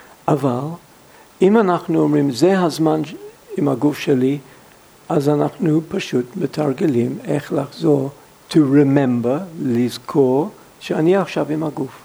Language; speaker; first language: Hebrew; non-native, fluent; English